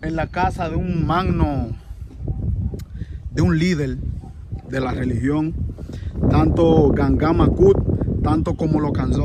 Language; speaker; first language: Spanish; native; Spanish